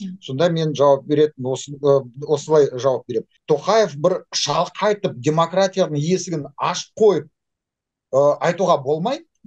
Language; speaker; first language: Kazakh; non-native, local second language; Russian